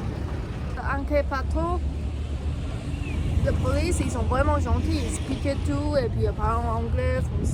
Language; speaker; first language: French; non-native, learner; Chinese